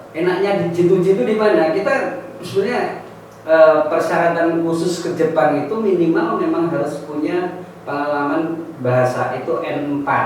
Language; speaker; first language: Indonesian; non-native, local second language; Javanese